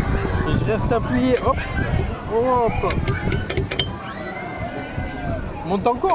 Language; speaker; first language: French; native; French